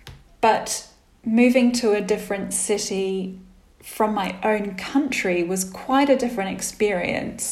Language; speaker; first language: English; native; English